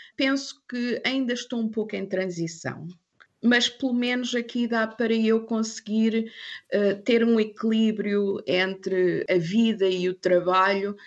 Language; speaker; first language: Portuguese; non-native, fluent; English